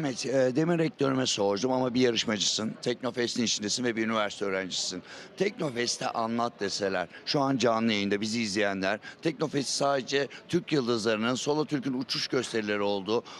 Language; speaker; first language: Turkish; native; Turkish